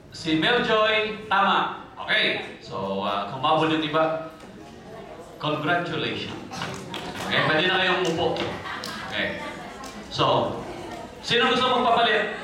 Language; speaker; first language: Filipino; native; Filipino